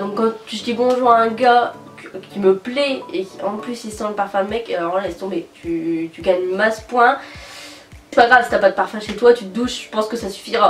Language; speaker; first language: French; native; French